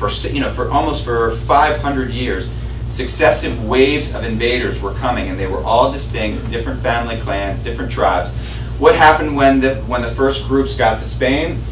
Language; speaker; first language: English; native; English